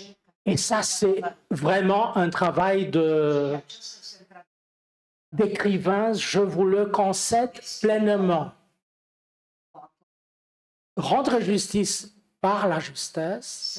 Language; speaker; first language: French; non-native, fluent; Romanian